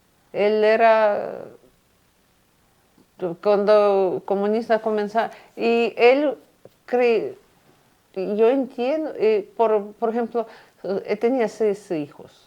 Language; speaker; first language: Spanish; non-native, fluent; Russian